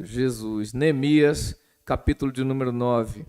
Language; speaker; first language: Portuguese; native; Portuguese